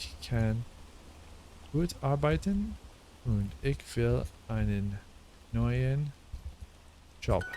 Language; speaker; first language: German; non-native, learner; English